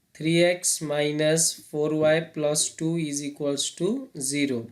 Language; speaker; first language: English; non-native, local second language; Nepali